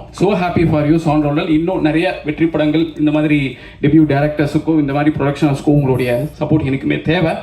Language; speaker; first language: Tamil; native; Tamil